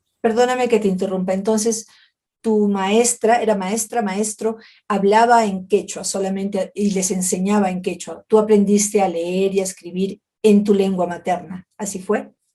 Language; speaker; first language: Spanish; native; Spanish